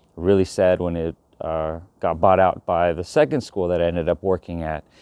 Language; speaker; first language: English; native; English